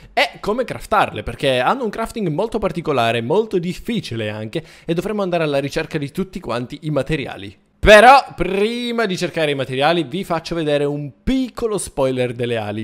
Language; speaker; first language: Italian; native; Italian